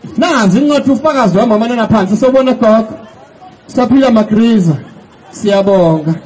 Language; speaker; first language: Zulu; non-native, local second language; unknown